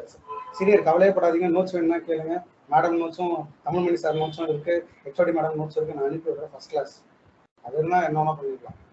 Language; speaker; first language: Tamil; native; Tamil